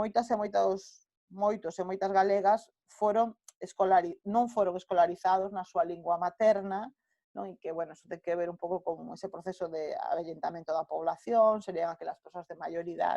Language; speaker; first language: Galician; non-native, local second language; Spanish